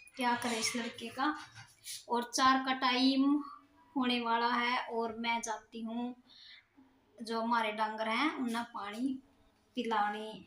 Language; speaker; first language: Hindi; native; Hindi